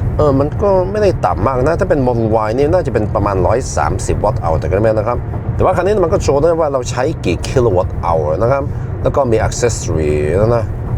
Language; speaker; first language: Thai; non-native, fluent; Norwegian